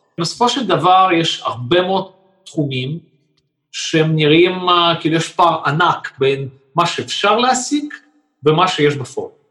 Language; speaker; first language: Hebrew; non-native, fluent; Russian